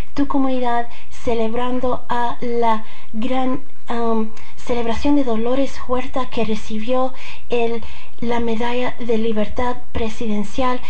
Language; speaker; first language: Spanish; early bilingual, heritage; Spanish